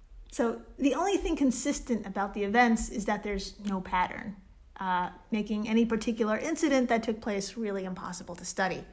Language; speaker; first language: English; native; English